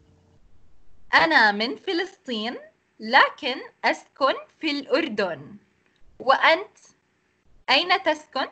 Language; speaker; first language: Arabic; native; Arabic